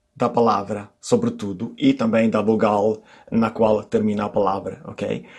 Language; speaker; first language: Portuguese; non-native, fluent; Italian